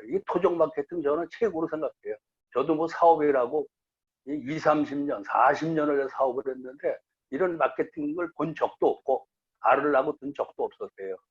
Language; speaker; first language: Korean; native; Korean